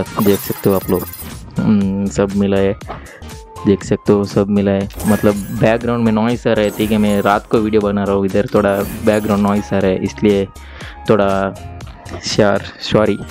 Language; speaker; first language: Hindi; non-native, local second language; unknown